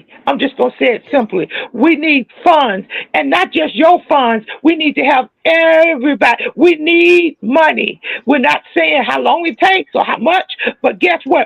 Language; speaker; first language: English; native; English